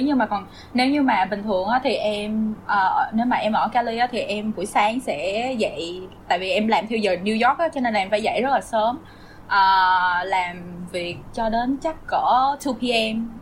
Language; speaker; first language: Vietnamese; native; Vietnamese